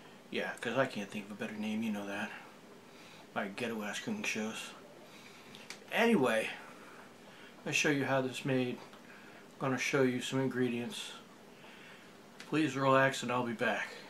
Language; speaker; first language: English; native; English